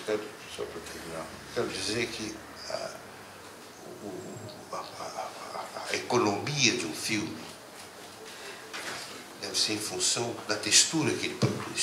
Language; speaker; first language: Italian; non-native, learner; Portuguese